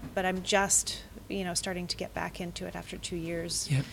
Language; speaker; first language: English; native; English